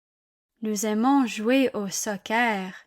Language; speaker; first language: French; non-native, learner; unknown